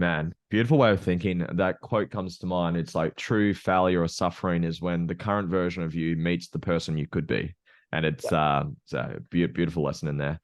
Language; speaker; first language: English; native; English